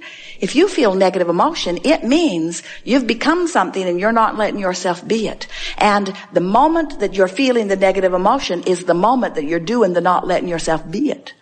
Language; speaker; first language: English; native; English